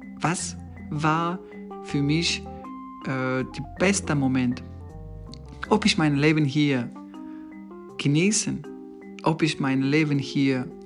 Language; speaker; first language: German; non-native, learner; Persian